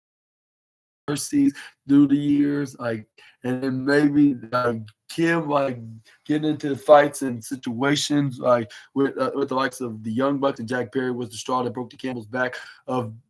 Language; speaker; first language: English; native; English